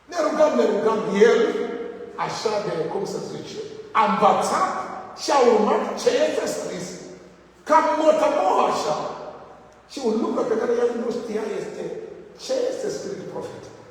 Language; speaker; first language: Romanian; non-native, learner; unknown